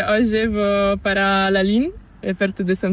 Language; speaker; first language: Spanish; non-native, learner; Italian